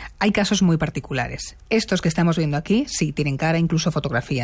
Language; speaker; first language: Spanish; native; Spanish